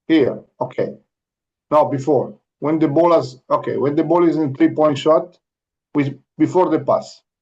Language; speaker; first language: English; non-native, learner; Italian